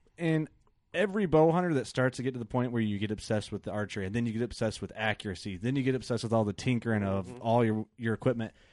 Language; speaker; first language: English; native; English